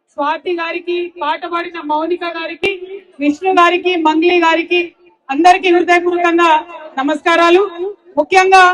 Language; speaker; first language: Telugu; native; Telugu